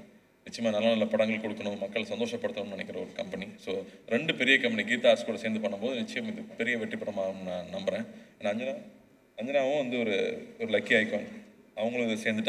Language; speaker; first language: Tamil; native; Tamil